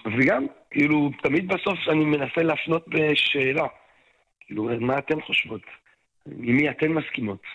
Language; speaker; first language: Hebrew; non-native, fluent; French